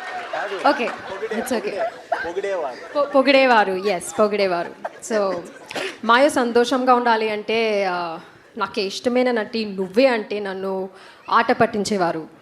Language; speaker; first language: Telugu; non-native, learner; Malayalam